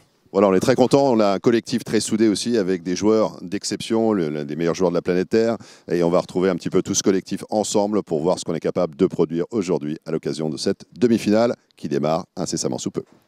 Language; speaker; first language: French; native; French